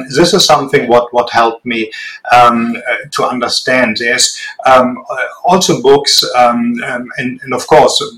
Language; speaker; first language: English; non-native, fluent; German